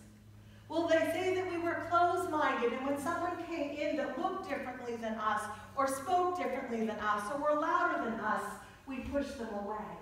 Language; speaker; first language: English; native; English